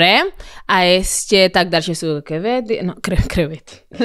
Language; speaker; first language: Slovak; non-native, fluent; Spanish